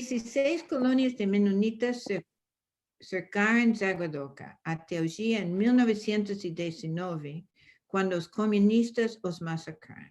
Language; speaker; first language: Portuguese; non-native, fluent; English